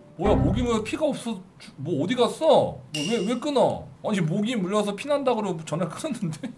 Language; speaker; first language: Korean; native; Korean